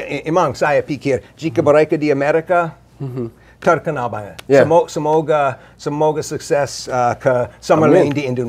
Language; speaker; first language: Indonesian; non-native, learner; English